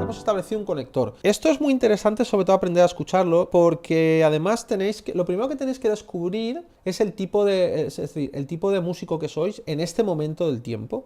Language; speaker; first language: Spanish; native; Spanish